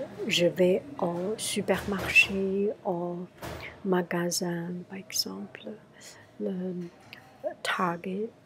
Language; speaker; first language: French; non-native, learner; Chinese